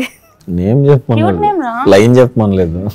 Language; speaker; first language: Telugu; native; Telugu